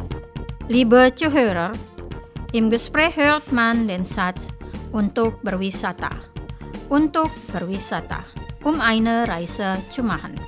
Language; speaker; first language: German; non-native, fluent; Indonesian